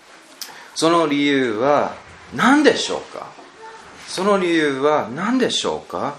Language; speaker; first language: Japanese; non-native, learner; English